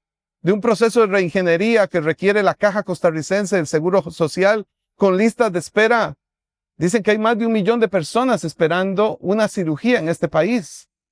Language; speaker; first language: Spanish; native; Spanish